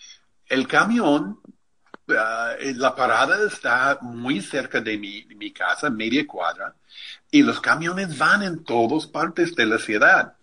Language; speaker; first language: Spanish; non-native, fluent; English